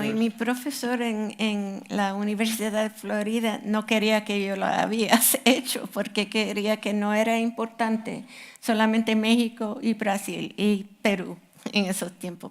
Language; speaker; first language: Spanish; non-native, fluent; English